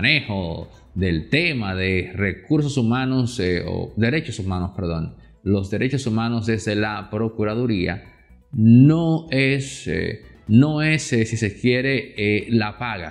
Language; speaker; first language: Spanish; native; Spanish